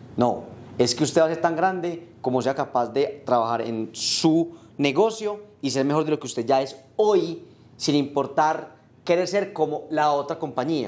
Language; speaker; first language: Spanish; native; Spanish